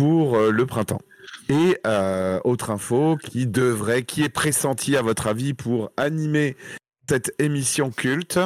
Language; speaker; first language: French; native; French